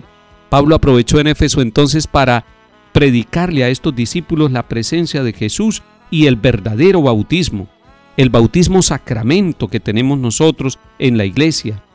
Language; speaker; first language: Spanish; native; Spanish